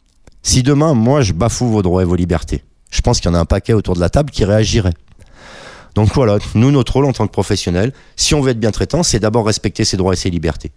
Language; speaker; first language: French; native; French